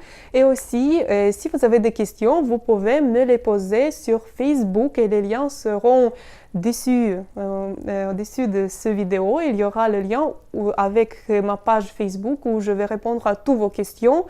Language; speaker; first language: French; non-native, fluent; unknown